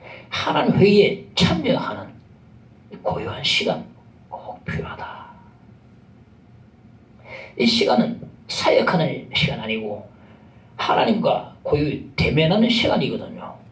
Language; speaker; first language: Korean; native; Korean